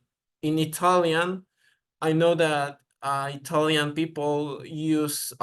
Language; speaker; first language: English; non-native, learner; Spanish